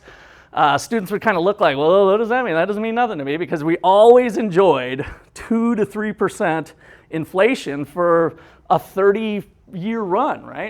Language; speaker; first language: English; native; English